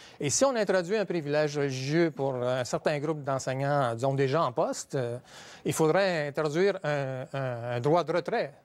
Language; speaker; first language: French; native; French